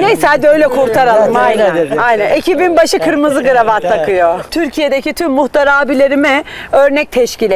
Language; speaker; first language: Turkish; native; Turkish